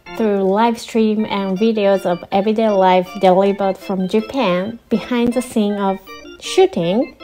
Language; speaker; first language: English; non-native, fluent; Japanese